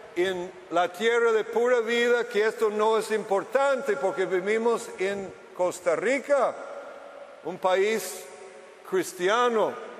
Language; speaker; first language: Spanish; non-native, fluent; English